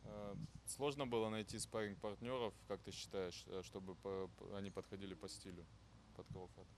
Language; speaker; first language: Russian; non-native, fluent; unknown